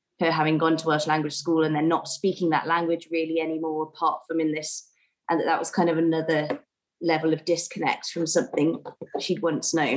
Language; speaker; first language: English; native; English